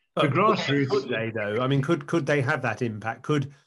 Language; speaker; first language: English; native; English